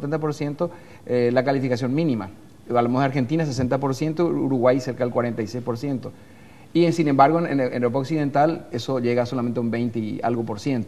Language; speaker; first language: Spanish; native; Spanish